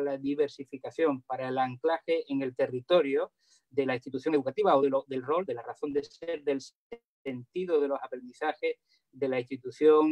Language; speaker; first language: Spanish; native; Spanish